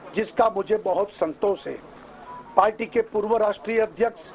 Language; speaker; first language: Hindi; non-native, local second language; Gujarati